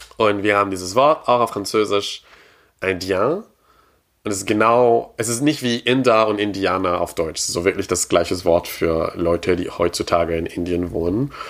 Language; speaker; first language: German; non-native, fluent; French